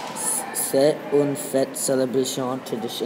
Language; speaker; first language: French; non-native, learner; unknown